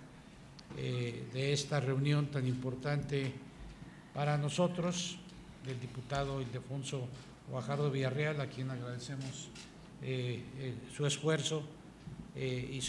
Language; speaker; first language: Spanish; native; Spanish